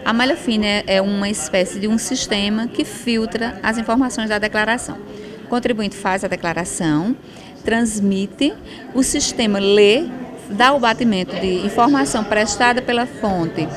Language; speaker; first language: Portuguese; native; Portuguese